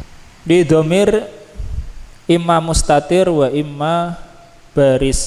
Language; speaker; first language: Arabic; non-native, fluent; Indonesian